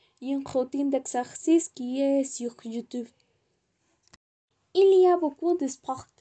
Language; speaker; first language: French; non-native, learner; Spanish